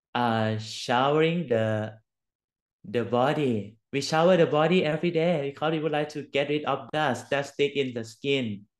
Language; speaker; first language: English; non-native, learner; Thai